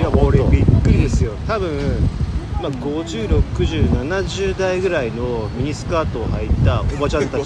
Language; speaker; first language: Japanese; native; Japanese